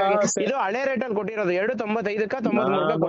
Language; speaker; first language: Kannada; native; Kannada